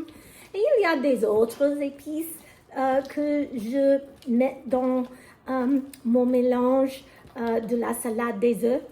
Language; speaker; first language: French; non-native, learner; English